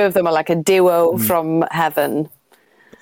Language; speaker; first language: English; native; English